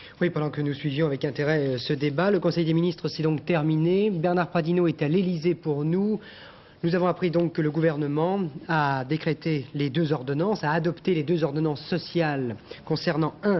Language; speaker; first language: French; native; French